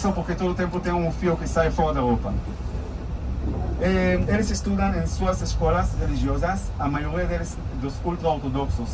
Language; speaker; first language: Portuguese; non-native, fluent; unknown